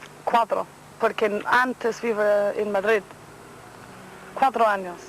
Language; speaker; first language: Spanish; non-native, learner; English